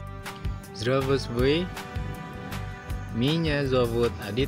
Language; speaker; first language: Russian; non-native, learner; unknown